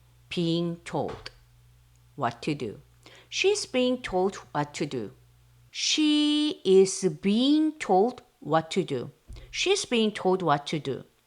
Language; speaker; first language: English; non-native, fluent; Korean